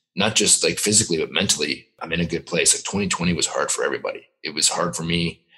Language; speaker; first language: English; native; English